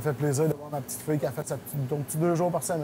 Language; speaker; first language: French; native; French